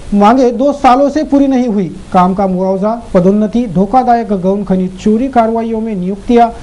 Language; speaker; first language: Hindi; non-native, local second language; Marathi